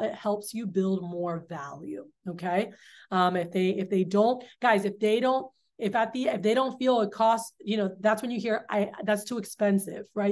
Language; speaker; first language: English; early bilingual, other home language; Spanish